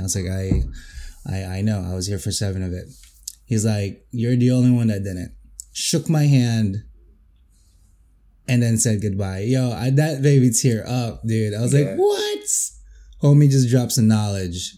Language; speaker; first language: English; non-native, local second language; Filipino